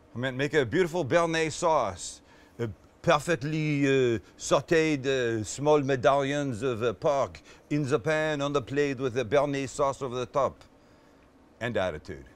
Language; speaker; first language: English; native; English